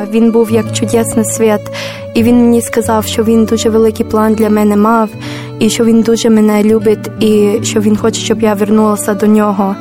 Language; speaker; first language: Ukrainian; non-native, learner; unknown